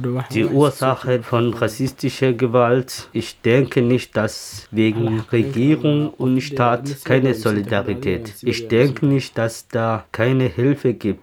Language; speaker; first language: German; non-native, learner; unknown